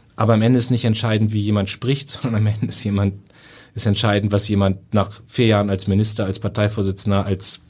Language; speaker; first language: German; native; German